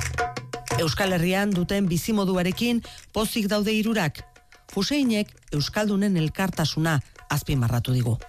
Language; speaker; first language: Basque; native; Basque